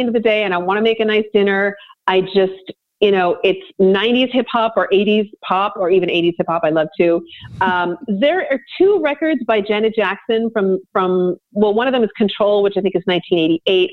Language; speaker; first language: English; native; English